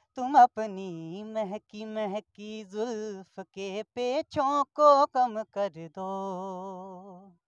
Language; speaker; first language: Hindi; native; Hindi